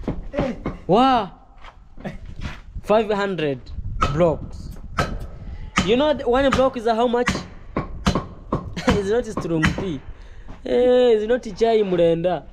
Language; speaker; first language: English; non-native, learner; Swahili